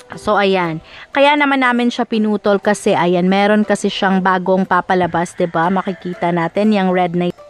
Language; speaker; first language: Filipino; non-native, local second language; Cebuano